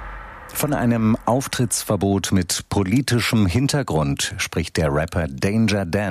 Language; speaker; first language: German; native; German